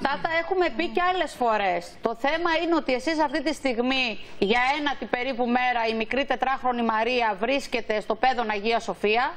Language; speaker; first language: Greek; native; Greek